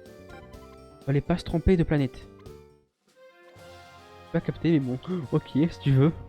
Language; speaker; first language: French; native; French